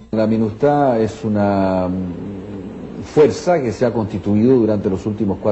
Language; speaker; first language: Spanish; native; Spanish